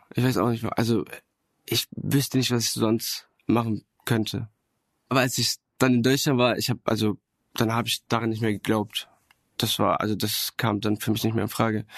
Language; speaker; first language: German; non-native, fluent; Arabic